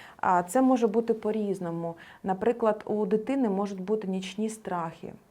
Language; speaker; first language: Ukrainian; non-native, local second language; Russian